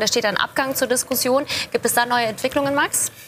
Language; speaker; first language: German; native; German